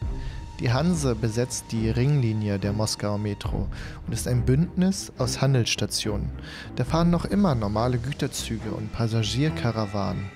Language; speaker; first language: German; native; German